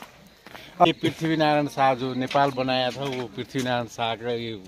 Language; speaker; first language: Hindi; non-native, local second language; Nepali